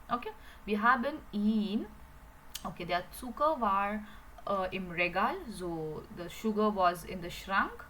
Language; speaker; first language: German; non-native, fluent; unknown